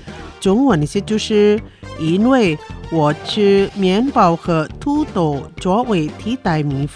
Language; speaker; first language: Chinese; early bilingual, heritage; Chinese